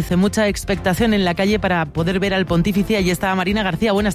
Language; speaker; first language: Spanish; native; Spanish